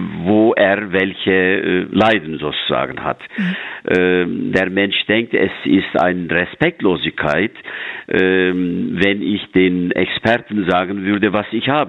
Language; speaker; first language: German; non-native, fluent; Turkish